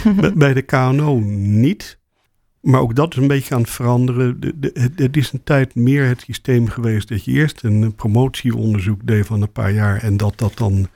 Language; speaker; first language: Dutch; native; Dutch